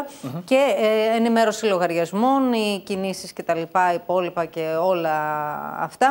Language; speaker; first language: Greek; native; Greek